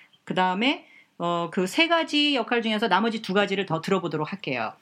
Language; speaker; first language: Korean; native; Korean